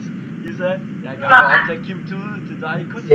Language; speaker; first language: Danish; native; Danish